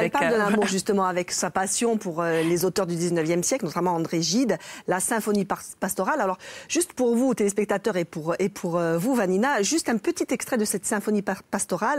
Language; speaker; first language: French; native; French